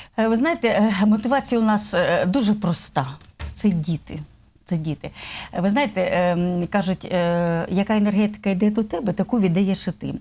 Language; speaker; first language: Ukrainian; native; Ukrainian